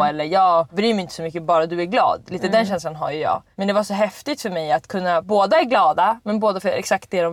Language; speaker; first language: Swedish; native; Swedish